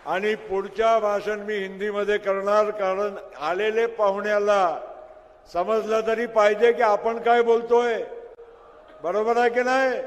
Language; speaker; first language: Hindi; non-native, local second language; Gujarati